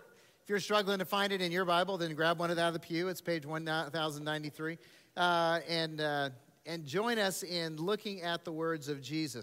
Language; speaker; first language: English; native; English